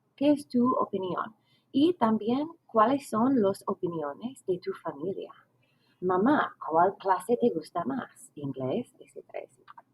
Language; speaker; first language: Spanish; non-native, fluent; English